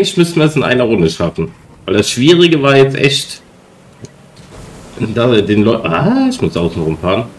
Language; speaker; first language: German; native; German